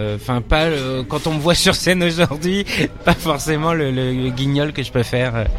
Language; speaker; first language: French; native; French